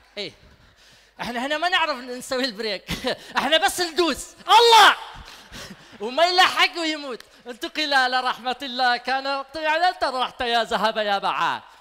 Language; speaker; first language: Arabic; non-native, local second language; Kurdish